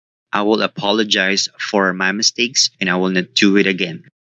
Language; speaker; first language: English; non-native, local second language; Filipino